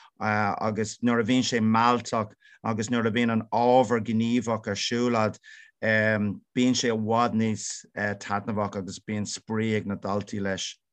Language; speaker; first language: Irish; non-native, local second language; English